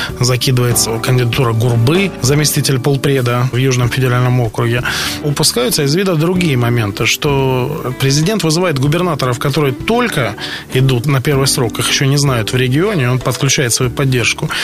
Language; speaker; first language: Russian; native; Russian